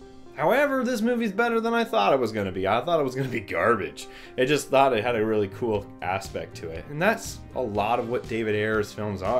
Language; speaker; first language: English; native; English